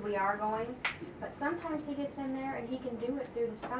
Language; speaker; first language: English; native; English